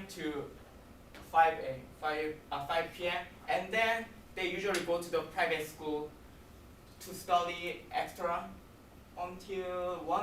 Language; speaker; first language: English; non-native, learner; Korean